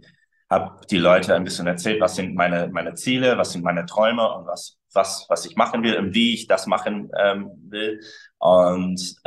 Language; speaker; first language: German; early bilingual, other home language; English